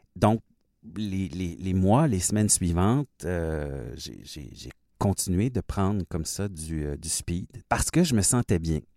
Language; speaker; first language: French; native; French